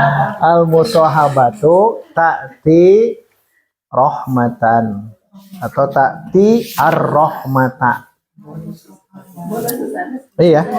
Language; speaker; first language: Arabic; non-native, fluent; Indonesian